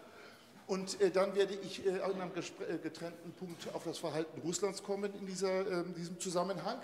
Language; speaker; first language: German; native; German